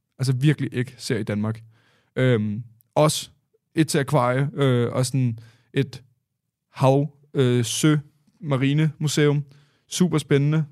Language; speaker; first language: Danish; native; Danish